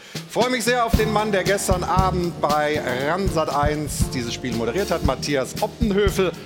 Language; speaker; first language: German; native; German